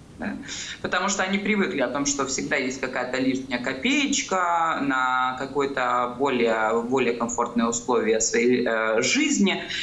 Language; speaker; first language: Russian; native; Russian